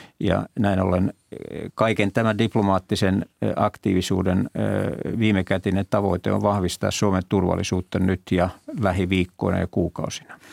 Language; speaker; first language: Finnish; native; Finnish